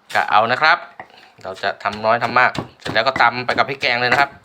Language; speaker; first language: Thai; non-native, local second language; Northeastern Thai